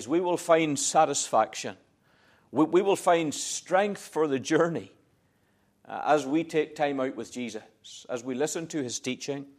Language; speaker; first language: English; native; English